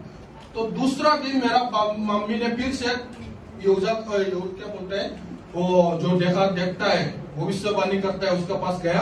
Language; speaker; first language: Hindi; non-native, local second language; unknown